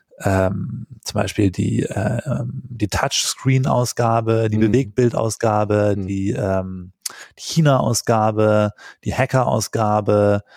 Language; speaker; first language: German; native; German